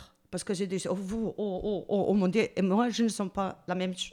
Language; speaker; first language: French; non-native, learner; Spanish